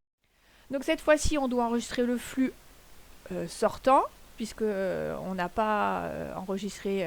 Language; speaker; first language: French; native; French